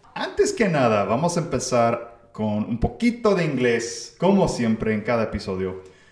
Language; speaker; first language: Spanish; non-native, fluent; English